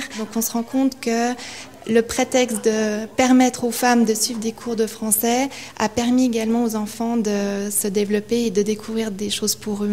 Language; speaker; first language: French; native; French